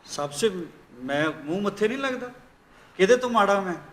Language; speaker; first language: Hindi; non-native, local second language; Punjabi